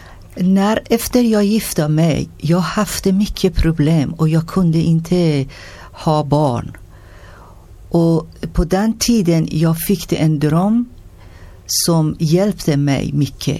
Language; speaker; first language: Swedish; non-native, learner; Persian